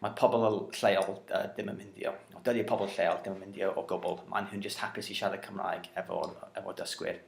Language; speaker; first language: Welsh; non-native, learner; English